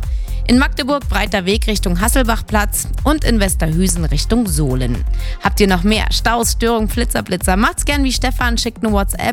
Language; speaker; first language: German; native; German